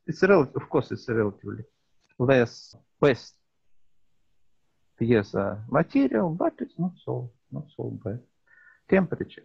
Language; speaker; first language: English; non-native, learner; Russian